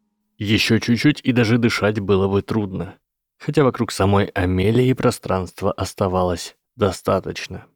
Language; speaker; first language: Russian; native; Russian